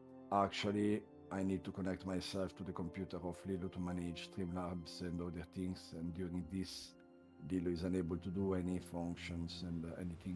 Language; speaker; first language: English; non-native, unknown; Italian